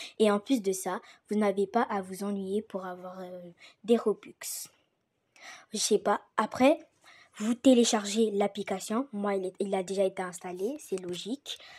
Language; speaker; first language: French; native; French